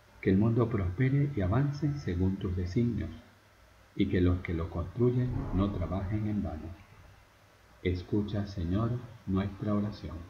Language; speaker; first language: Spanish; native; Spanish